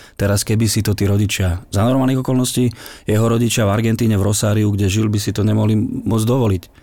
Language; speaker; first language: Slovak; native; Slovak